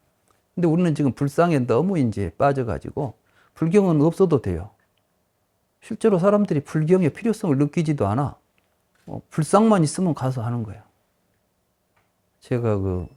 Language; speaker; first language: Korean; native; Korean